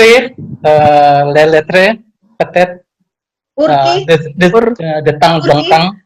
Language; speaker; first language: French; non-native, learner; Indonesian